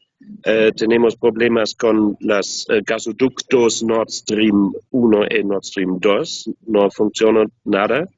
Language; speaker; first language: Spanish; non-native, learner; German